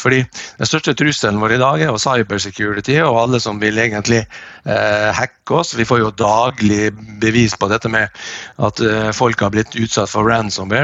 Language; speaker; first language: Norwegian; native; Norwegian